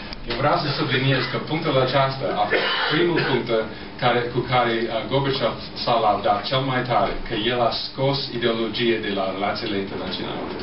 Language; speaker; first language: Romanian; non-native, fluent; English